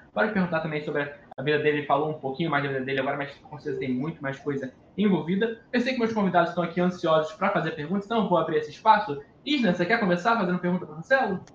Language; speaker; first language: Portuguese; native; Portuguese